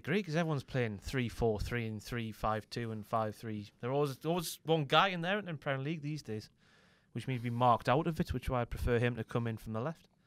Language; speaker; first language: English; native; English